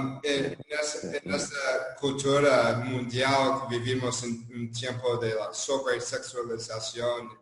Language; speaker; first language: Spanish; non-native, fluent; English